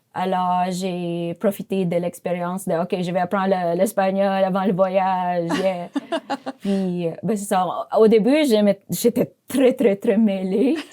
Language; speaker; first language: French; non-native, fluent; Filipino